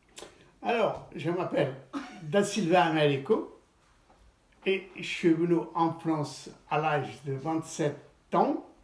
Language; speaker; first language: French; non-native, fluent; Portuguese